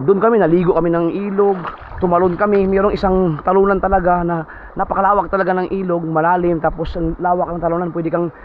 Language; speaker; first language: Filipino; native; Filipino